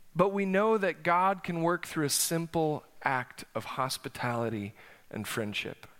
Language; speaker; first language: English; native; English